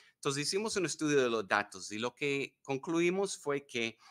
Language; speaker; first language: Spanish; non-native, fluent; English